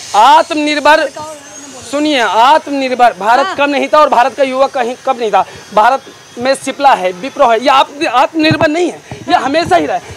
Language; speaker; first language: Hindi; native; Hindi